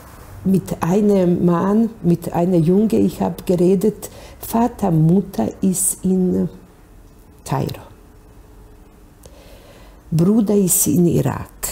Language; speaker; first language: German; non-native, learner; Bosnian